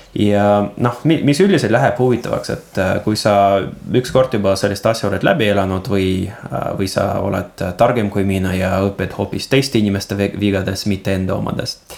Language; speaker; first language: Estonian; non-native, local second language; Russian